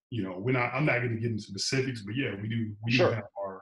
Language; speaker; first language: English; native; English